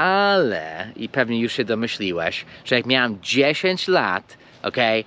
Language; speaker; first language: Polish; early bilingual, heritage; English